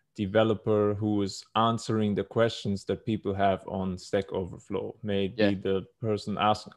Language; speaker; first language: English; non-native, fluent; German